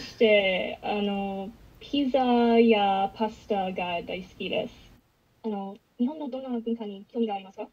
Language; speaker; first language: Japanese; non-native, learner; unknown